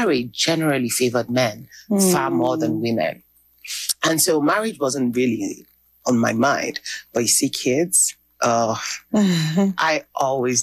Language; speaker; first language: English; non-native, local second language; Igbo